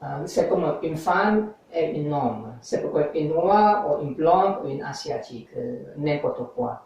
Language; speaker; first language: French; non-native, learner; English